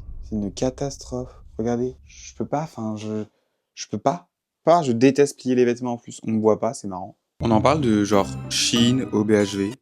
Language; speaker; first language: French; native; French